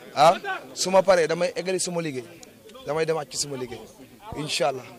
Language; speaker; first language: Wolof; native; Wolof